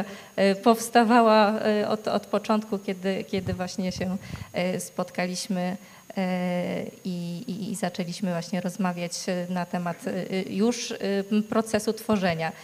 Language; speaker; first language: Polish; native; Polish